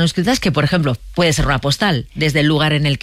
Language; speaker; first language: Spanish; native; Spanish